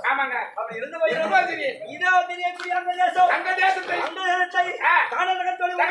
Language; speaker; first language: Tamil; native; Tamil